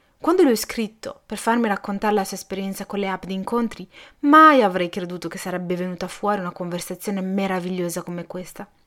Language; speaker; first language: Italian; early bilingual, other home language; Arabic